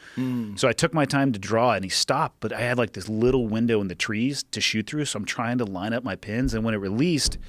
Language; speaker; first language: English; native; English